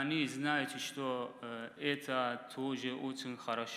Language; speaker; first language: Russian; non-native, learner; Persian